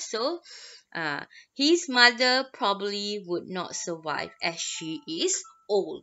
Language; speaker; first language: English; non-native, local second language; Malay